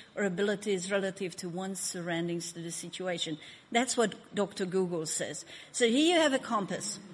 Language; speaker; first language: English; non-native, fluent; Hungarian